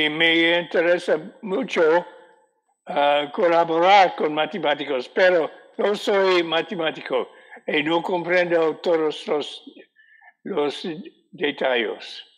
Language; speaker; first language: Spanish; non-native, learner; English